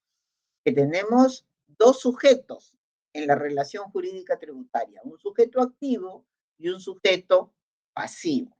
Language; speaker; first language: Spanish; native; Spanish